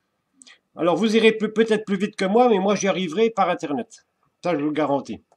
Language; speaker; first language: French; native; French